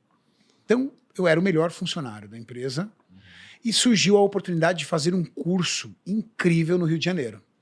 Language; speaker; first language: Portuguese; native; Portuguese